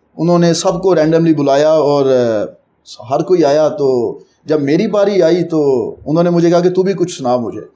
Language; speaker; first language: Urdu; non-native, local second language; Punjabi